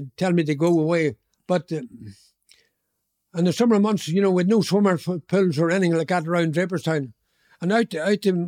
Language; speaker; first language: English; native; English